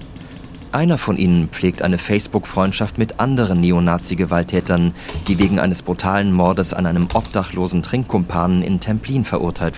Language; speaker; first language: German; native; German